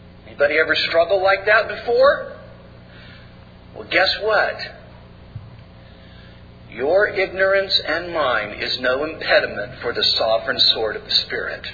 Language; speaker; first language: English; native; English